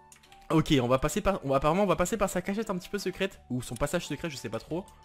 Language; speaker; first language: French; native; French